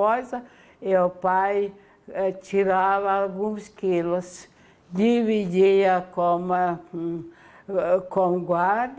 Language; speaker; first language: Portuguese; non-native, fluent; Ukrainian